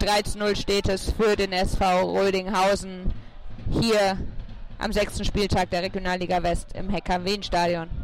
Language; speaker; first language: German; native; German